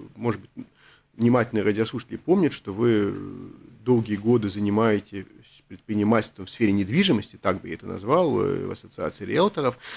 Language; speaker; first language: Russian; native; Russian